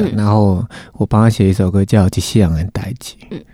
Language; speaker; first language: Chinese; non-native, local second language; Min Nan Chinese